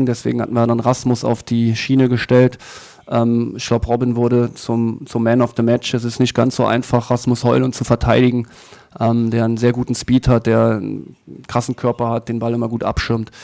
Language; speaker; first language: German; native; German